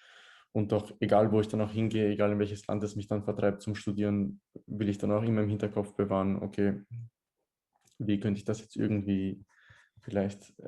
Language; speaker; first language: German; early bilingual, other home language; Bosnian